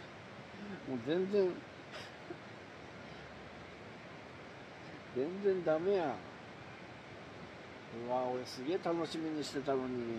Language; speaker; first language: Japanese; native; Japanese